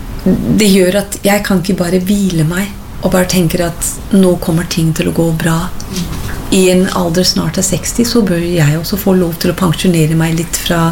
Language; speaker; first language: Norwegian; non-native, fluent; English